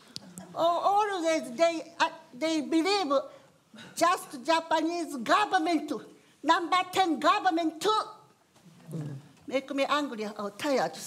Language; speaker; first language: English; non-native, learner; Japanese